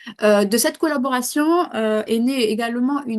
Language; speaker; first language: French; native; French